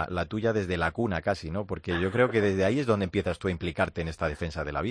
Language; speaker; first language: Spanish; native; Spanish